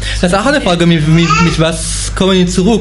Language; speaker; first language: German; non-native, fluent; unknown